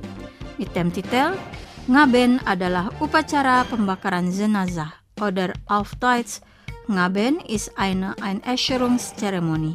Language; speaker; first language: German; non-native, fluent; Indonesian